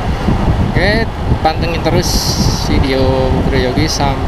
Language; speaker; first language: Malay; non-native, local second language; Javanese